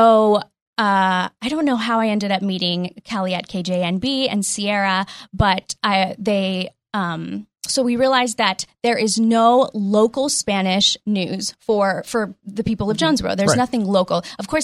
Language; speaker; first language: English; early bilingual, other home language; Spanish